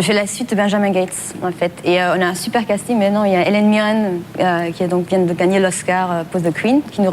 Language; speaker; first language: French; non-native, fluent; German